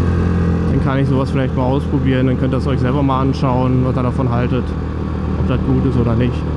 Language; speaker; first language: German; native; German